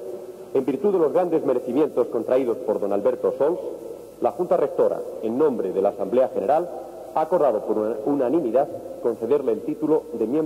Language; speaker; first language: Spanish; native; Spanish